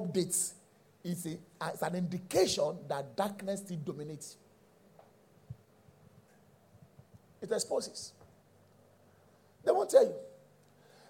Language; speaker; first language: English; non-native, local second language; Yoruba